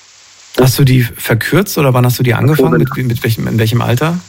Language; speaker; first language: German; native; German